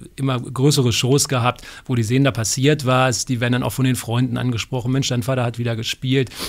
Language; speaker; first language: German; native; German